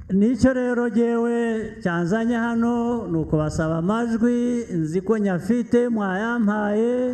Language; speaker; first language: Kinyarwanda; early bilingual, heritage; Kinyarwanda